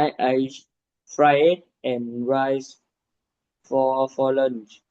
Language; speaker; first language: English; non-native, learner; Vietnamese